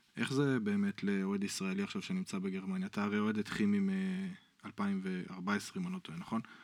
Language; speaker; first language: Hebrew; native; Hebrew